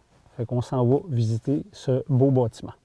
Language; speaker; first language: French; native; French